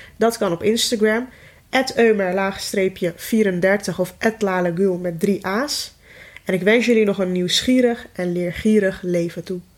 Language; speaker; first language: Dutch; early bilingual, other home language; Turkish